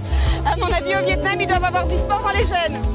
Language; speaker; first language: French; native; French